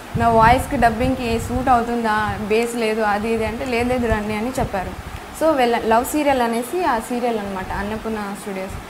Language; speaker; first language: Telugu; non-native, fluent; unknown